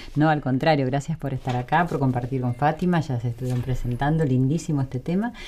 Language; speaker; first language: Spanish; native; Spanish